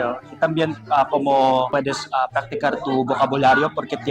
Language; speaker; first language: Spanish; non-native, learner; Filipino